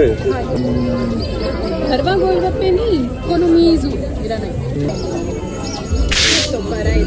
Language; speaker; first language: Japanese; non-native, learner; Hindi